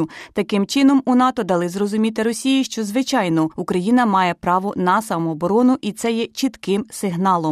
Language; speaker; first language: Ukrainian; native; Ukrainian